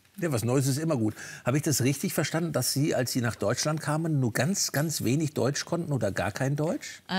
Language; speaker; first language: German; native; German